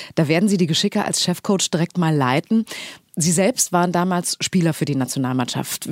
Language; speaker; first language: German; native; German